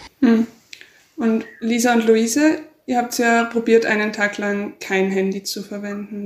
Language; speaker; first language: German; native; German